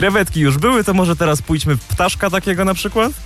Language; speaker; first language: Polish; native; Polish